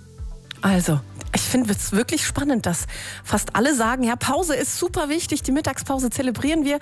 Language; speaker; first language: German; native; German